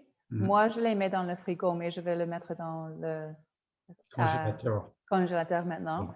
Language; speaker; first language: French; non-native, fluent; Polish